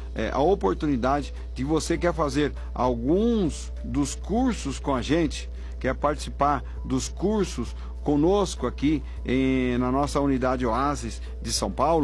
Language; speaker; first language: Portuguese; native; Portuguese